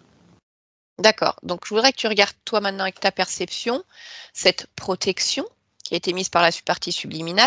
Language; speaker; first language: French; native; French